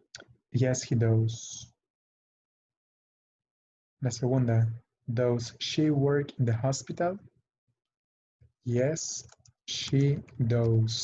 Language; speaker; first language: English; non-native, fluent; Spanish